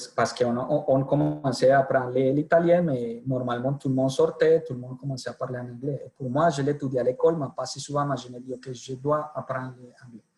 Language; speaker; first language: French; non-native, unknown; Spanish